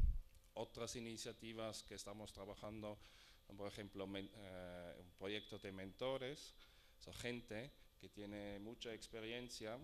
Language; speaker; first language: Spanish; non-native, fluent; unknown